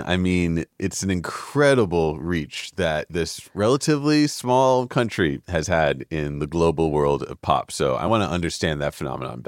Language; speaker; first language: English; native; English